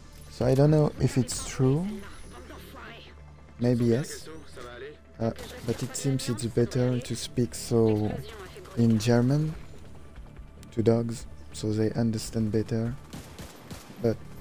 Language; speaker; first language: English; non-native, fluent; French